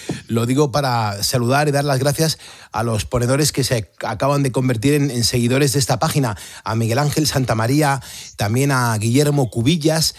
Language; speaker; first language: Spanish; native; Spanish